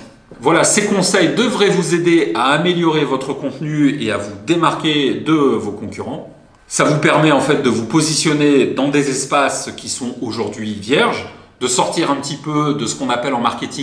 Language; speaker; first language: French; native; French